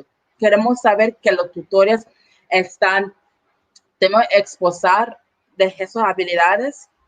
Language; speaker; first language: Spanish; non-native, learner; English